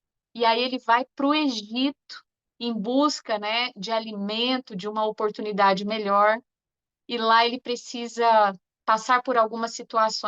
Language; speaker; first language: Portuguese; native; Portuguese